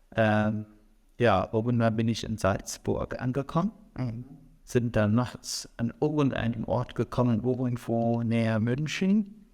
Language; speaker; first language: German; non-native, fluent; Arabic